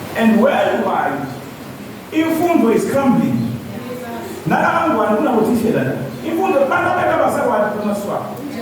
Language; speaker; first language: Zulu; non-native, local second language; Swati